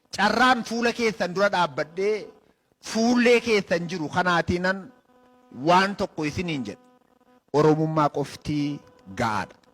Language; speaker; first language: Oromo; native; Oromo